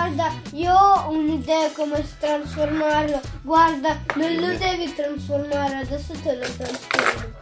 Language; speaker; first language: Italian; early bilingual, other home language; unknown